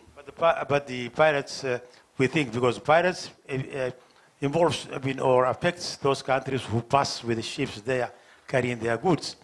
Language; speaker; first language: English; non-native, learner; Somali